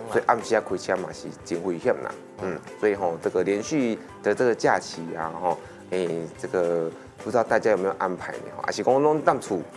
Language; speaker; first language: Chinese; native; Chinese